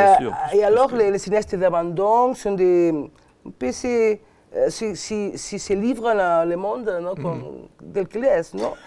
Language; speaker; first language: French; non-native, learner; Catalan